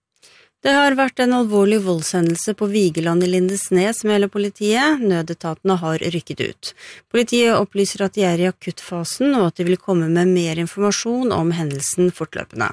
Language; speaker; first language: Norwegian; native; Norwegian